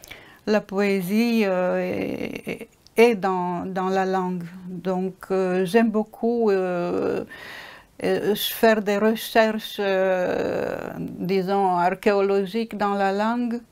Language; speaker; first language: French; non-native, fluent; Romanian